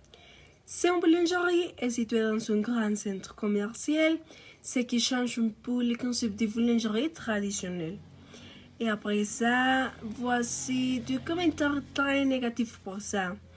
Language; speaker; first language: French; non-native, learner; Spanish